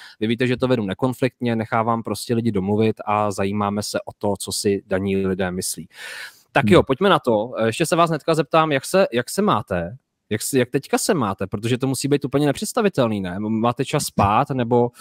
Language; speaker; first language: Czech; native; Czech